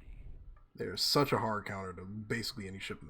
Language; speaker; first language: English; native; English